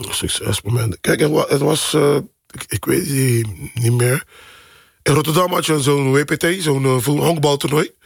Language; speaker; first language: Dutch; non-native, local second language; Papiamento